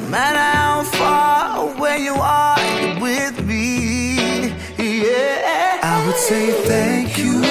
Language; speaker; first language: English; native; English